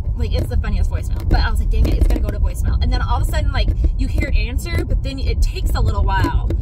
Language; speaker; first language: English; native; English